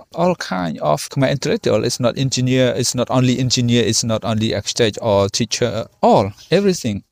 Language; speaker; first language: English; non-native, learner; Khmer